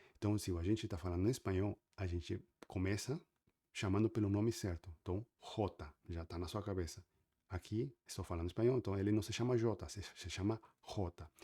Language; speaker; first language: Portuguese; non-native, fluent; Spanish